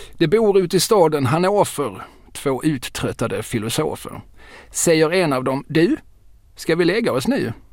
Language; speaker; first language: Swedish; native; Swedish